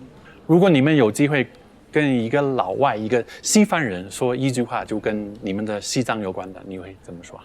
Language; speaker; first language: Chinese; non-native, fluent; English